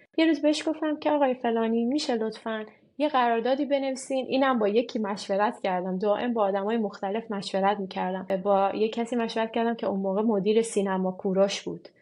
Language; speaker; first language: Persian; native; Persian